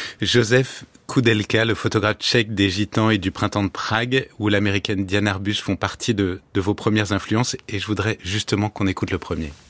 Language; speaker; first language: French; native; French